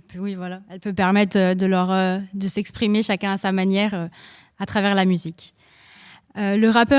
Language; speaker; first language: French; native; French